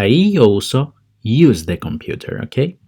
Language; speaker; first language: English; non-native, fluent; Spanish